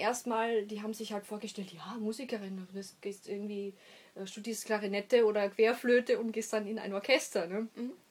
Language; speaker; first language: German; native; German